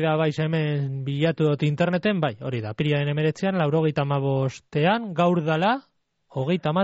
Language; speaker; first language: Basque; native; Basque